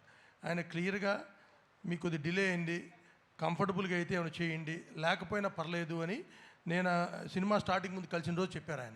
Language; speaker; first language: Telugu; native; Telugu